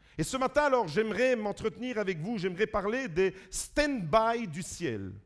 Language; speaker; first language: French; early bilingual, other home language; Italian